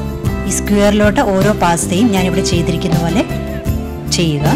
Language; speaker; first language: Malayalam; native; Malayalam